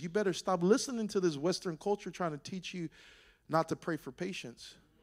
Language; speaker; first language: English; native; English